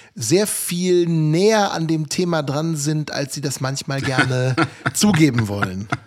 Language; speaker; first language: German; native; German